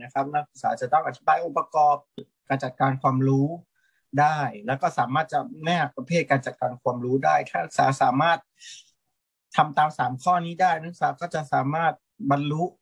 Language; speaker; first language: Thai; native; Thai